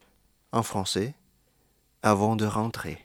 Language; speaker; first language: French; non-native, fluent; Indonesian